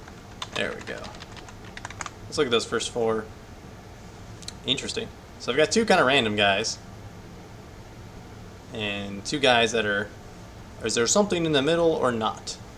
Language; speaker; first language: English; native; English